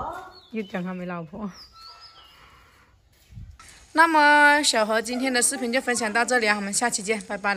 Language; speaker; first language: Chinese; native; Chinese